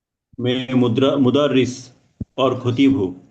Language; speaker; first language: Hindi; non-native, learner; Bangla